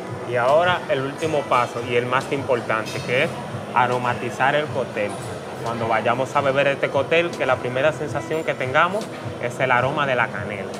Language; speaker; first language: Spanish; native; Spanish